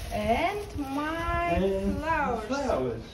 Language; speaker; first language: English; non-native, learner; Russian